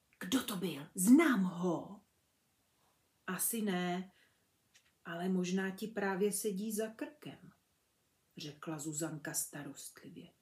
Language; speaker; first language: Czech; native; Czech